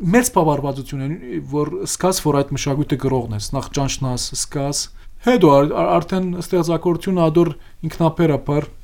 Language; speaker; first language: Armenian; early bilingual, heritage; Armenian